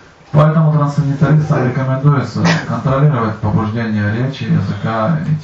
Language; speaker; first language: Russian; native; Russian